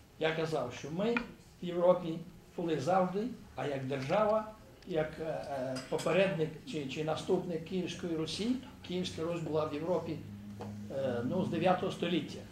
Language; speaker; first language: Ukrainian; native; Ukrainian